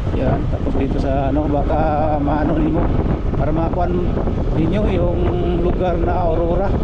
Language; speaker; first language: Filipino; non-native, local second language; Cebuano